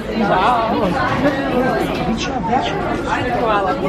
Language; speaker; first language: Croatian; non-native, learner; English